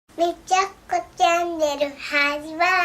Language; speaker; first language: Japanese; native; Japanese